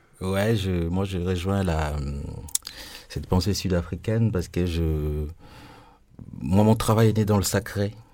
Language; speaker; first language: French; non-native, local second language; Lingala